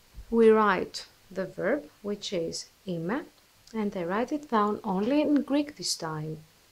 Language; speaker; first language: English; non-native, fluent; Greek